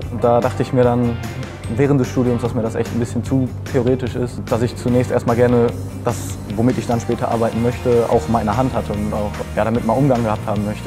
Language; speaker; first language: German; native; German